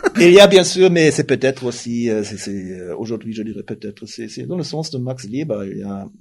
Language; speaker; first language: French; non-native, fluent; German